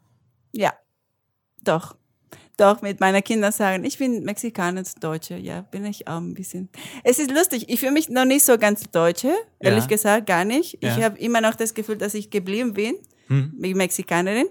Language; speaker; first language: German; non-native, learner; Spanish